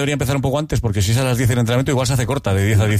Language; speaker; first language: Spanish; native; Spanish